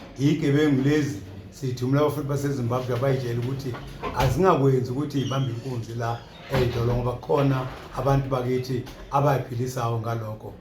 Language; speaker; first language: Zulu; native; Zulu